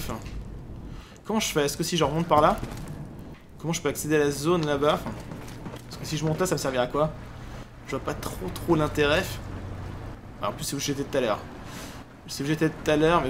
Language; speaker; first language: French; native; French